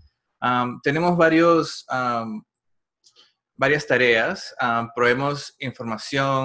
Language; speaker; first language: Spanish; non-native, fluent; English